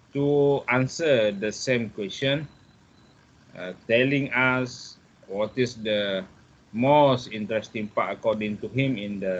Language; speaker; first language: English; non-native, fluent; Malay